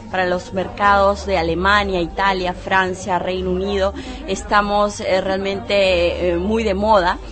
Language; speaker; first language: Spanish; native; Spanish